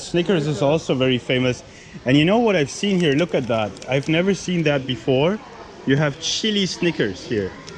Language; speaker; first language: English; non-native, fluent; German